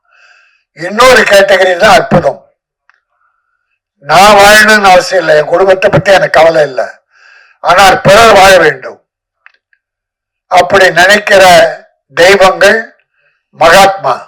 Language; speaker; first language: Tamil; native; Tamil